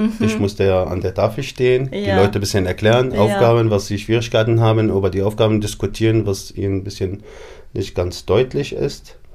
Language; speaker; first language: German; non-native, fluent; Arabic